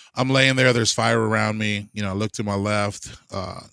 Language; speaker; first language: English; early bilingual, other home language; Spanish